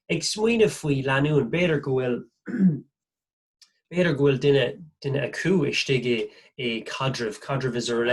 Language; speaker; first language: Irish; non-native, local second language; English